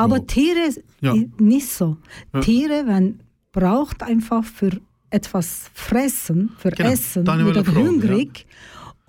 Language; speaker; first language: German; non-native, learner; Turkish